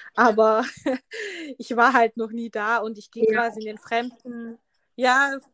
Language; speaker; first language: German; early bilingual, other home language; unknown